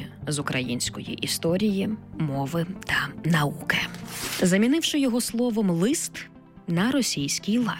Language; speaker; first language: Ukrainian; native; Ukrainian